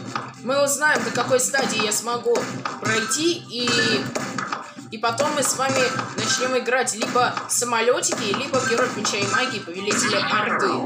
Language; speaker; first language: Russian; native; Russian